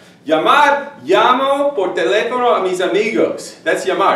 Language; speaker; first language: Spanish; non-native, fluent; English